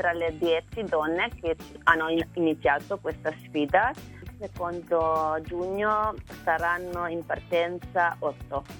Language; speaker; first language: Italian; non-native, learner; Slovenian